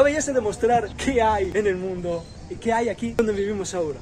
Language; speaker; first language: Spanish; non-native, learner; Italian